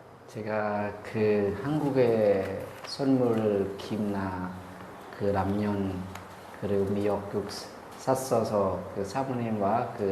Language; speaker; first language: Korean; non-native, learner; Lao